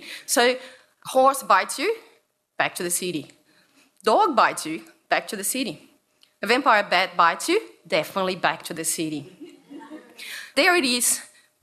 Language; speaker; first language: English; non-native, fluent; Portuguese